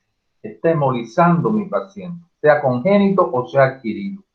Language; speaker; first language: Spanish; native; Spanish